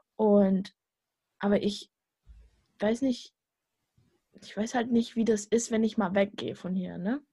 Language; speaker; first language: German; native; German